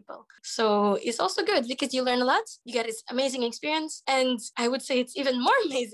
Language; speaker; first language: English; non-native, local second language; Iloko